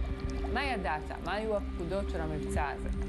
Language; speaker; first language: Hebrew; native; Hebrew